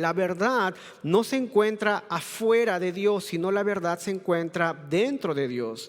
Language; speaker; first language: Spanish; native; Spanish